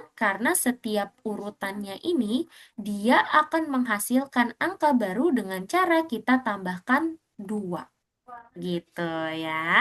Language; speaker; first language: Indonesian; native; Indonesian